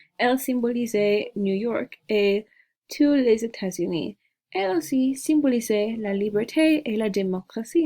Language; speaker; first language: French; non-native, learner; English